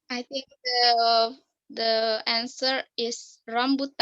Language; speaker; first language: English; non-native, learner; Indonesian